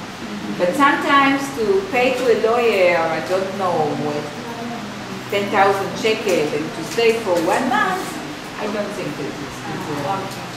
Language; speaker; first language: English; non-native, fluent; Hebrew